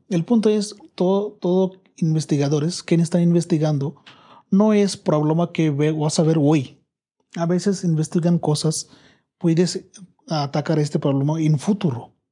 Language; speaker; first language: Spanish; non-native, learner; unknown